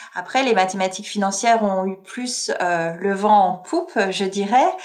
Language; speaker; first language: French; native; French